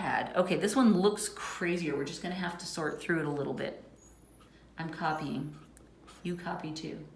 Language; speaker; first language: English; native; English